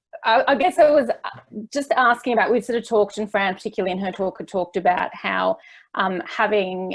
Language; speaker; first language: English; native; English